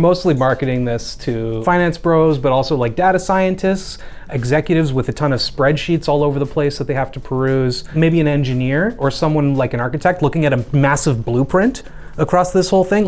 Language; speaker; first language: English; native; English